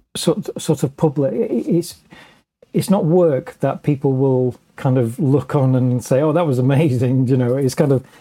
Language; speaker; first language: English; native; English